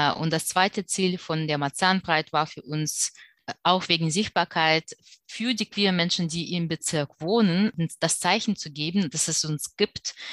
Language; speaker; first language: German; non-native, fluent; Russian